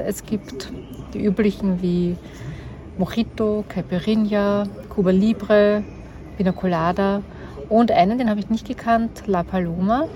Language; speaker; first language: German; native; German